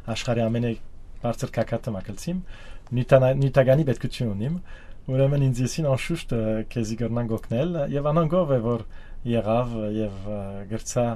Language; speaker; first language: Armenian; early bilingual, heritage; Armenian